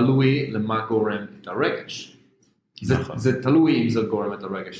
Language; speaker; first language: Hebrew; non-native, fluent; English